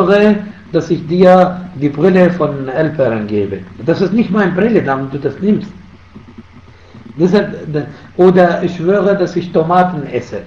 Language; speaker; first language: German; non-native, fluent; Arabic